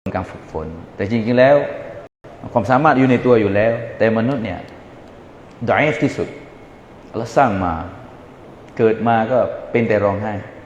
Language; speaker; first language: Thai; non-native, local second language; Malay